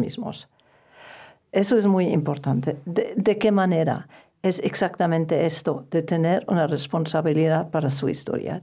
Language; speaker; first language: Spanish; non-native, fluent; German